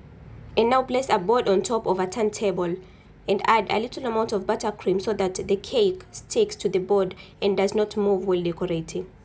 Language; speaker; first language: English; non-native, local second language; Swahili